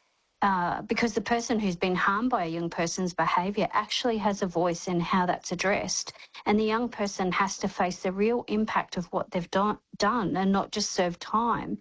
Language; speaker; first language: English; native; English